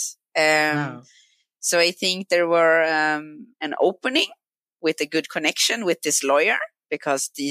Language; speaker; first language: English; non-native, fluent; Swedish